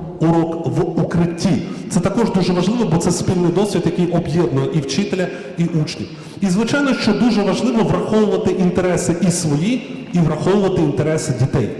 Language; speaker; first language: Ukrainian; native; Ukrainian